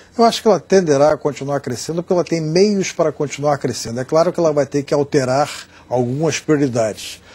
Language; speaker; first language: Portuguese; native; Portuguese